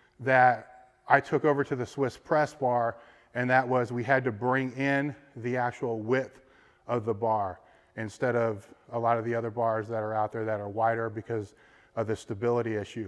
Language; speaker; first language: English; native; English